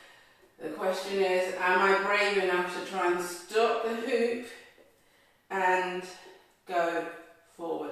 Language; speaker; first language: English; native; English